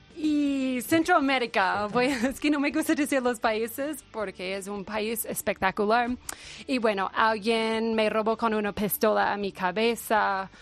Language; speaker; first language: Spanish; non-native, fluent; English